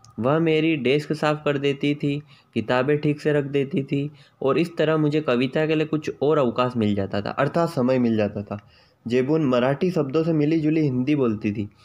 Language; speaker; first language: Hindi; native; Hindi